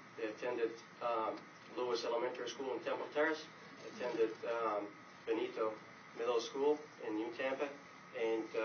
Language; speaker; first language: English; non-native, fluent; Arabic